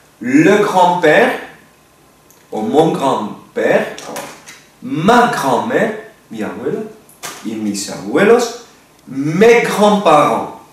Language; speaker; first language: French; non-native, fluent; Spanish